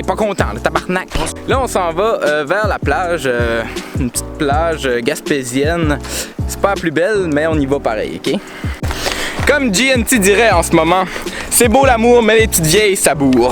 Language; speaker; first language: French; native; French